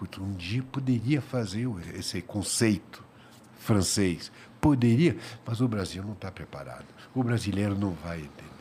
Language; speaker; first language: Portuguese; non-native, fluent; French